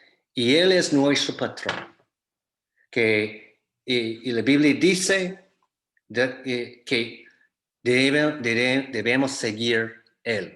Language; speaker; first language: Spanish; non-native, fluent; English